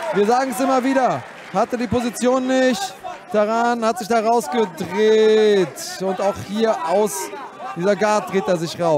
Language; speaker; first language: German; native; German